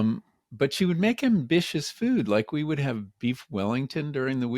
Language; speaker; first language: English; native; English